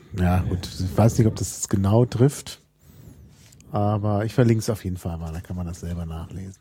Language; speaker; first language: German; native; German